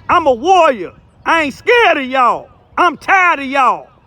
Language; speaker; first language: English; native; English